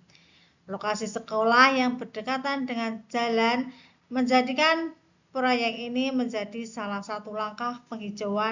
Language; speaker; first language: Indonesian; native; Indonesian